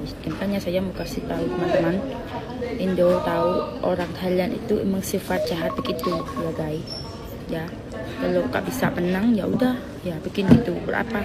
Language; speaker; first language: Indonesian; non-native, learner; Khmer